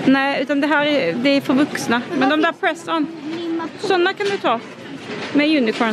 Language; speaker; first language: Swedish; native; Swedish